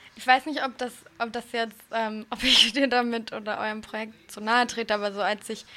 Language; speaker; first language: German; native; German